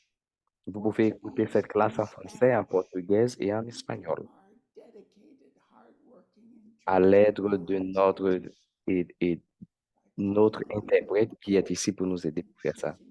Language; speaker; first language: French; non-native, fluent; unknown